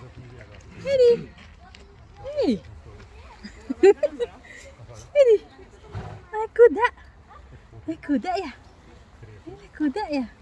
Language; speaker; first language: Swedish; non-native, learner; Indonesian